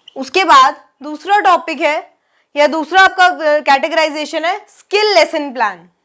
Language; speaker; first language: Hindi; native; Hindi